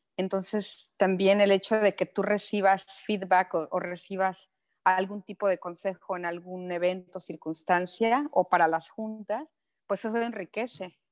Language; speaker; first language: Spanish; native; Spanish